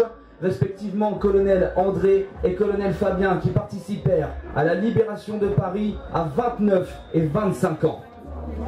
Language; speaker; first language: French; native; French